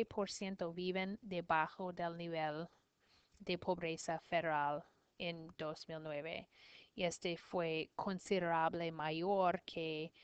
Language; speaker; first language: Spanish; non-native, learner; English